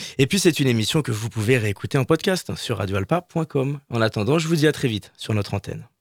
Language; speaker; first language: French; native; French